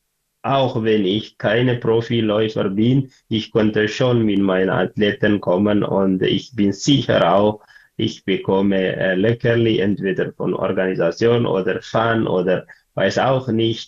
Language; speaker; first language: German; non-native, learner; Tigrinya